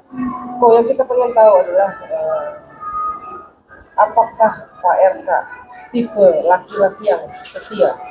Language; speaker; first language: Indonesian; native; Indonesian